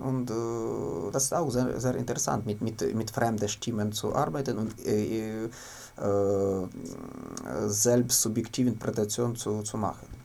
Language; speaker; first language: German; non-native, learner; Ukrainian